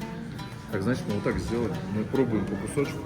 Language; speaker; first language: Russian; native; Russian